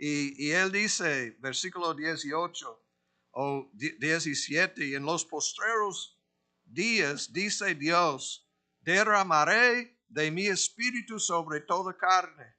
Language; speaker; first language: Spanish; non-native, fluent; English